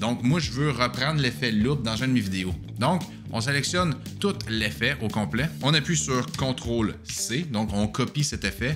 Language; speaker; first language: French; native; French